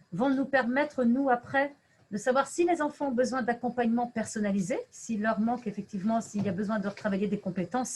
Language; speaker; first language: French; native; French